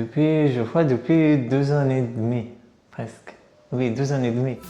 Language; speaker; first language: French; non-native, learner; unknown